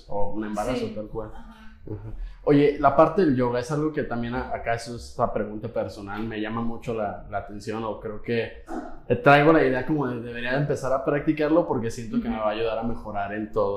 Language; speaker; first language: Spanish; native; Spanish